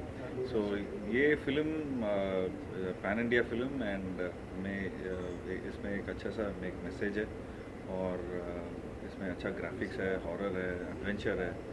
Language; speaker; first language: Hindi; non-native, local second language; Tamil